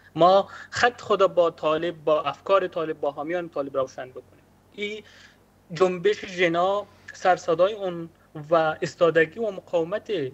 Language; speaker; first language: Persian; native; Persian